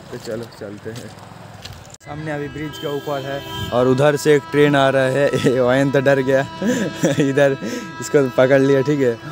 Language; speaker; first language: Hindi; non-native, local second language; Bangla